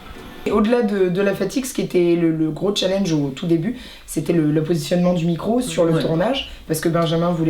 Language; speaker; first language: French; native; French